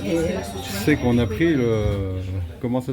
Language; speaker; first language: French; native; French